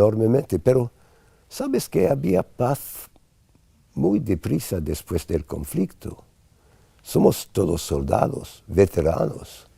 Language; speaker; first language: Spanish; non-native, fluent; English